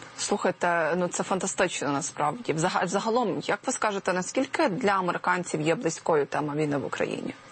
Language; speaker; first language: Ukrainian; native; Ukrainian